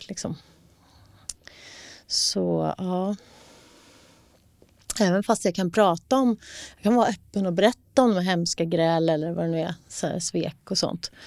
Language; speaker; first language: Swedish; native; Swedish